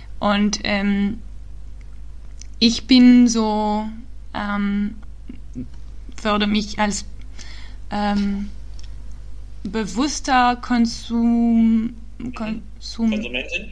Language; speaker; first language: German; early bilingual, heritage; German